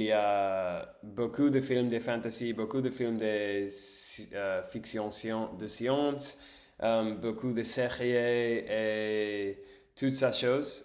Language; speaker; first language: French; non-native, learner; English